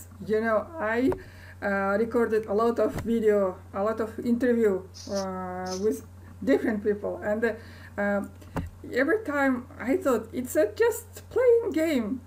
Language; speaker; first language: English; non-native, learner; Kazakh